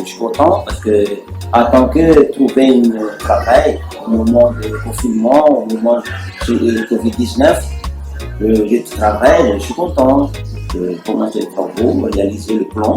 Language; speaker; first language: French; non-native, local second language; Malagasy